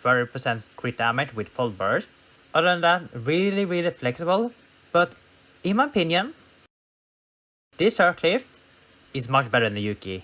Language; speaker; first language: English; non-native, fluent; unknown